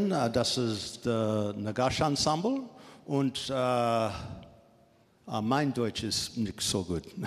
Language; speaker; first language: German; non-native, learner; English